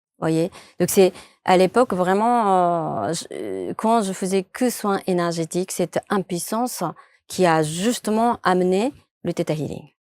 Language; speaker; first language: French; non-native, fluent; Japanese